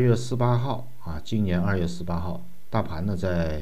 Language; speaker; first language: Chinese; native; Chinese